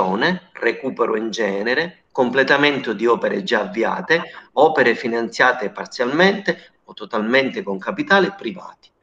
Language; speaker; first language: Italian; native; Italian